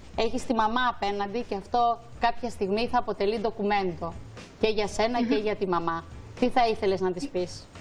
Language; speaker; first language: Greek; native; Greek